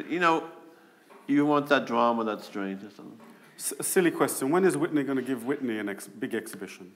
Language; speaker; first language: English; native; English